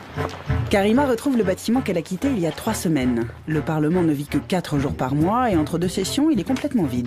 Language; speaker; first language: French; native; French